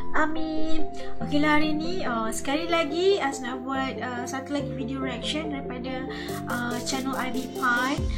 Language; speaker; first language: Malay; native; Malay